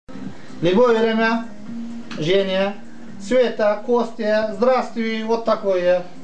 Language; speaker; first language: Russian; non-native, learner; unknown